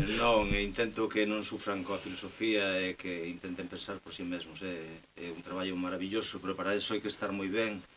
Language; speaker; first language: Galician; non-native, local second language; Spanish